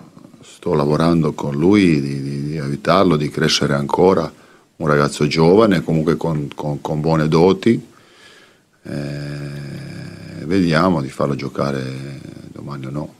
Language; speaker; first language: Italian; non-native, fluent; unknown